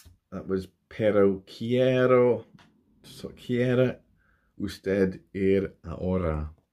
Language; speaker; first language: Spanish; non-native, learner; English